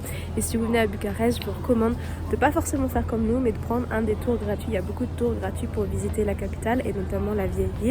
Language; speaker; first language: French; native; French